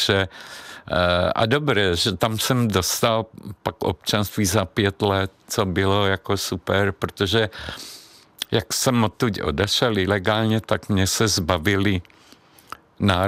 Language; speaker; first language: Czech; non-native, fluent; Hungarian